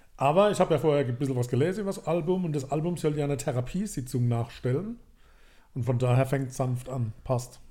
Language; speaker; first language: German; native; German